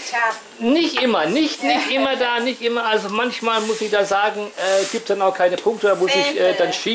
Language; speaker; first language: German; native; German